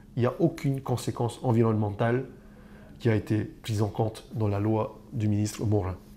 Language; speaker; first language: French; native; French